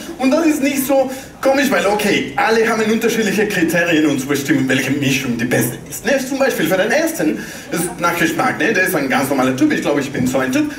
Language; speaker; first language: German; non-native, fluent; Spanish